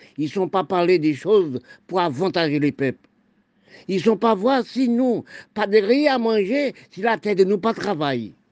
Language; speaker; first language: French; non-native, local second language; Haitian Creole